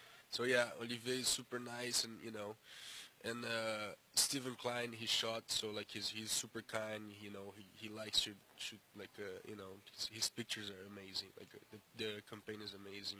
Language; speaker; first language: English; non-native, fluent; Portuguese